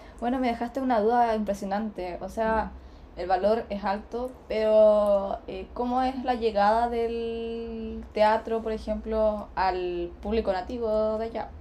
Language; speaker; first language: Spanish; native; Spanish